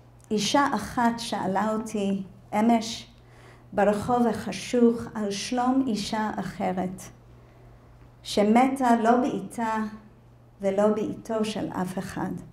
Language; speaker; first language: Hebrew; non-native, fluent; English